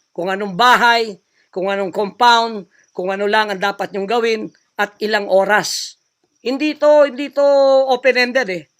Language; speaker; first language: Filipino; non-native, local second language; Cebuano